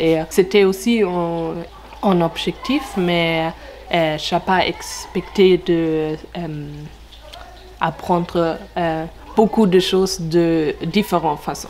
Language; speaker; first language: French; non-native, learner; German